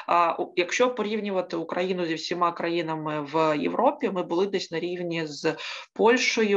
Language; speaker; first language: Ukrainian; native; Ukrainian